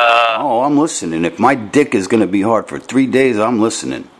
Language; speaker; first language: English; native; English